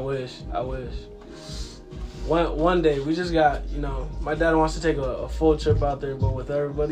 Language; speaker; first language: English; early bilingual, other home language; Ukrainian